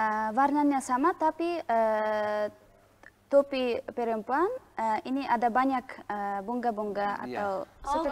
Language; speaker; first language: Indonesian; non-native, learner; Uzbek